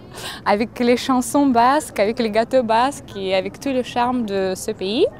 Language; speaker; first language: French; non-native, fluent; Russian